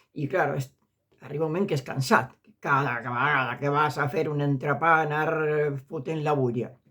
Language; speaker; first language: Catalan; non-native, fluent; Spanish